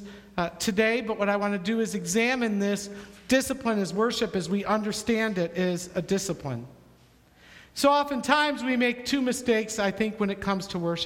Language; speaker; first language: English; native; English